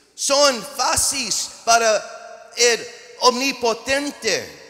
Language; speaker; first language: Spanish; non-native, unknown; English